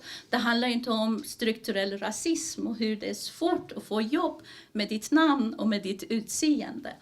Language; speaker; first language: Swedish; early bilingual, other home language; Persian